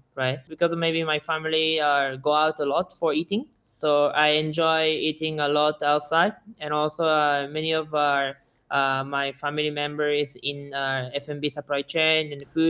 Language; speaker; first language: English; non-native, fluent; Japanese